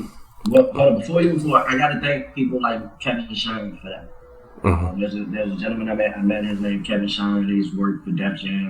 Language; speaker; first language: English; native; English